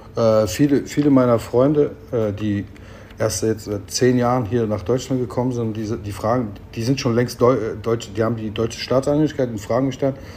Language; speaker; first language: German; early bilingual, other home language; Turkish